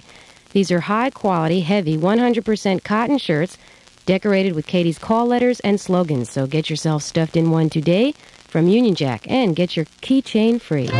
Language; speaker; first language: English; native; English